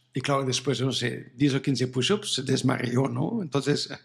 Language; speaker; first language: Spanish; non-native, fluent; French